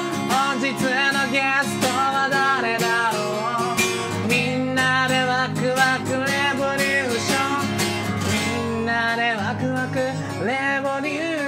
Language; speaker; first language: Japanese; native; Japanese